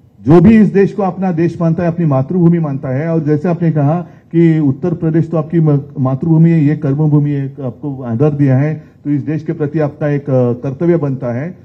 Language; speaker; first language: Hindi; non-native, local second language; Marathi